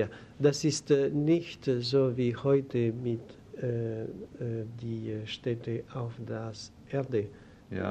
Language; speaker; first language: German; non-native, learner; Greek